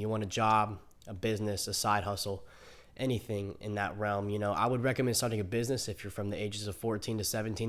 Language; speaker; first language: English; native; English